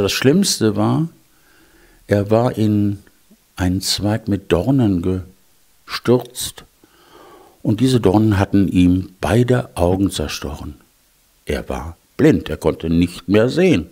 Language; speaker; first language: German; native; German